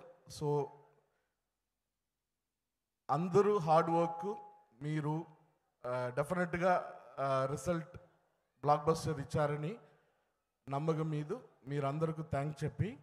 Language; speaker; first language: Telugu; non-native, learner; Tamil